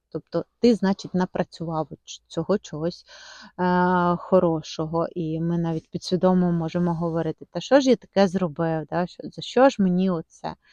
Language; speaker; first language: Ukrainian; non-native, local second language; Russian